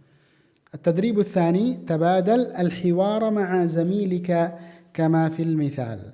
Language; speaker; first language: Arabic; non-native, fluent; Indonesian